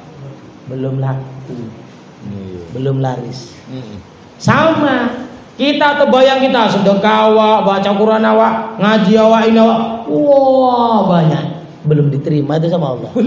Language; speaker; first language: Indonesian; native; Indonesian